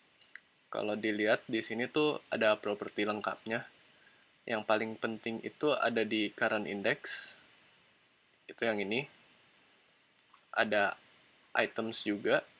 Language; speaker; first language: Indonesian; native; Indonesian